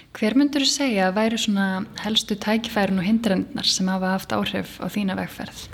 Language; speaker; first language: Icelandic; native; Icelandic